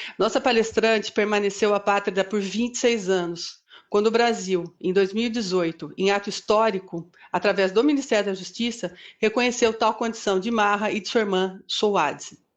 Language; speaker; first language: Portuguese; native; Portuguese